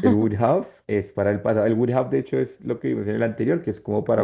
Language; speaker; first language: Spanish; native; Spanish